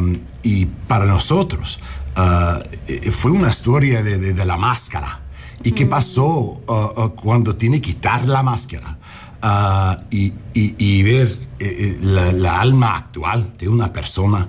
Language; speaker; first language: Spanish; non-native, learner; English